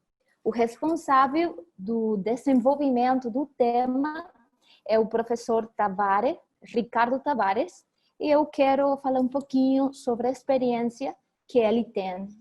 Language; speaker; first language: Portuguese; non-native, fluent; Spanish